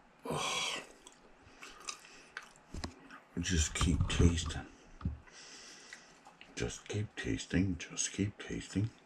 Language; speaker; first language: English; native; English